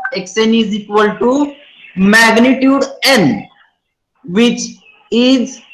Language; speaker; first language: English; non-native, local second language; Marathi